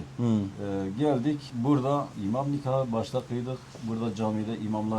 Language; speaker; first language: Turkish; native; Turkish